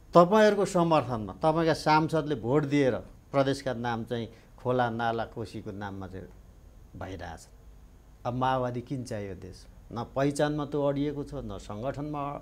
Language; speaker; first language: Nepali; native; Nepali